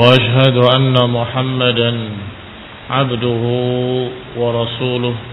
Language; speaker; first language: Arabic; non-native, fluent; Indonesian